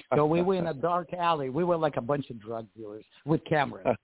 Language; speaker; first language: English; non-native, fluent; Ukrainian